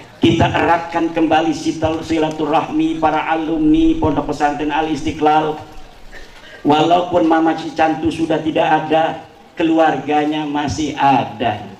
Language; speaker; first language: Indonesian; non-native, local second language; Javanese